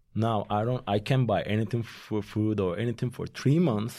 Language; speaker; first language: English; non-native, fluent; Turkish